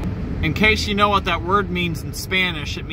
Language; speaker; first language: English; native; English